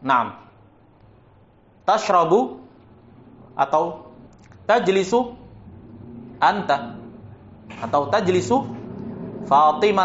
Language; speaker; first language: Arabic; non-native, fluent; Indonesian